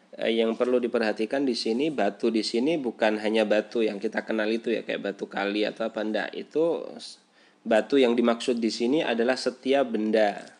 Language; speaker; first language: Indonesian; native; Indonesian